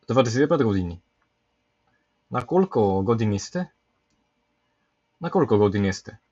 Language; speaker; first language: Bulgarian; non-native, learner; English